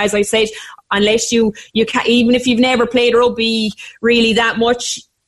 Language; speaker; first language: English; native; English